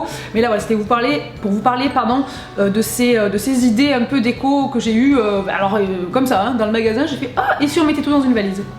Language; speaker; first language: French; native; French